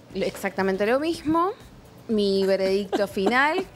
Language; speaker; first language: Spanish; native; Spanish